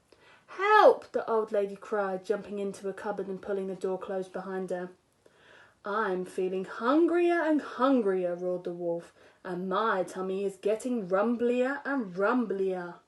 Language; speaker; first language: English; native; English